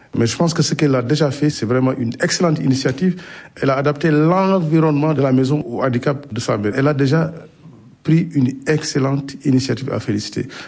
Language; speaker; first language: French; non-native, local second language; Wolof